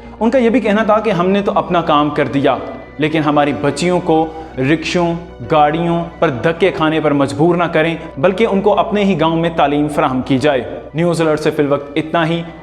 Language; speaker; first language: Urdu; non-native, local second language; Punjabi